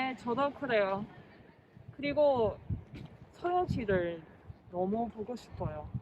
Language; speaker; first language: Korean; non-native, learner; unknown